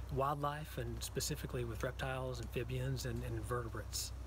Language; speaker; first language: English; native; English